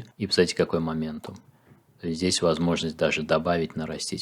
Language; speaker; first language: Russian; native; Russian